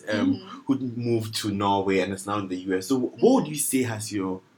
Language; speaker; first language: English; non-native, local second language; Akan